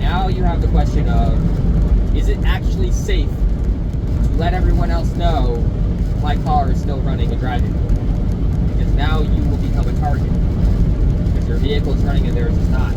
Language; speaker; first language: English; native; English